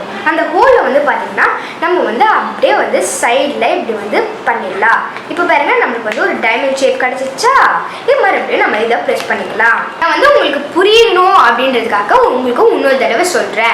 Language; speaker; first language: Tamil; native; Tamil